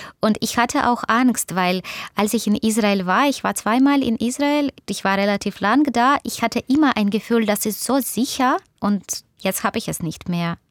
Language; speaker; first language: German; non-native, fluent; Russian